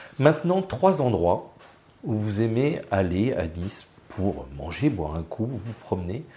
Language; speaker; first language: French; native; French